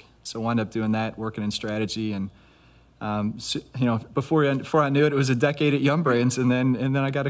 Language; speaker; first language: English; native; English